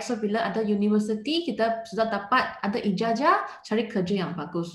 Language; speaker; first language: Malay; non-native, local second language; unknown